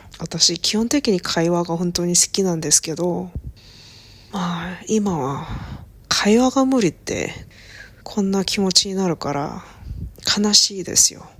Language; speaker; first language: Japanese; non-native, learner; Korean